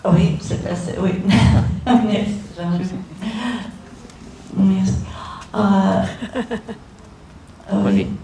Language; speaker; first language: French; non-native, fluent; Russian